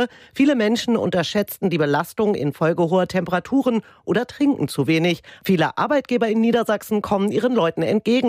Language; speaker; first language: German; native; German